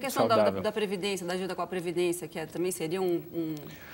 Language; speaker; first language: Portuguese; native; Portuguese